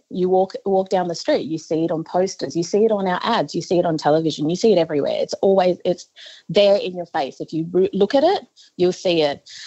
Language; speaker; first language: English; native; English